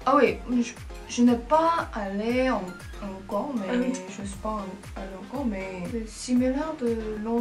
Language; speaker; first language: French; non-native, learner; Korean